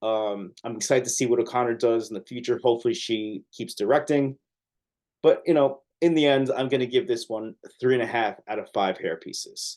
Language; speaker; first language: English; native; English